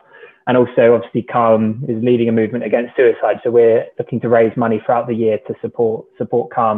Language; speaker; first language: English; native; English